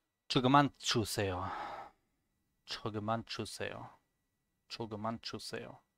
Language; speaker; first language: Korean; non-native, learner; German